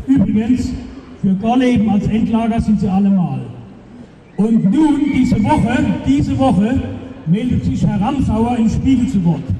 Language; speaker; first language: German; native; German